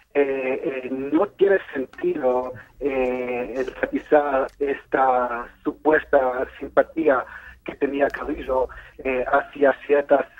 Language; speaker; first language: Spanish; non-native, fluent; Hebrew